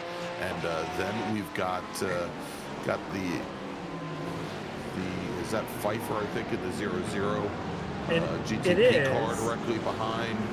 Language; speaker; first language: English; native; English